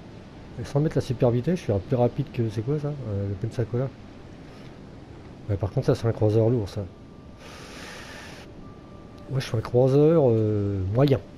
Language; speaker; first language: French; native; French